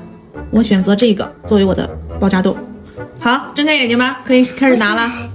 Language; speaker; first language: Chinese; native; Chinese